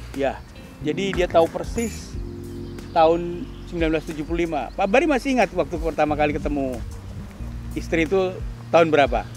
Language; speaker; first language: Indonesian; native; Indonesian